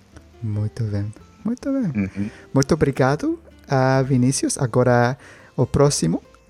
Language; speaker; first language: Portuguese; non-native, learner; Spanish